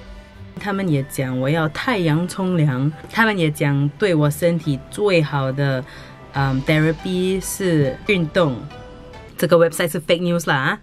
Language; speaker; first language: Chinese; non-native, local second language; English